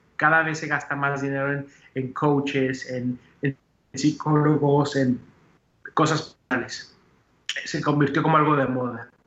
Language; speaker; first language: Spanish; early bilingual, heritage; Spanish